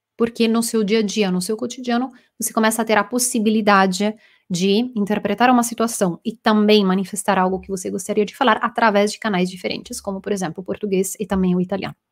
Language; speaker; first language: Portuguese; non-native, fluent; Italian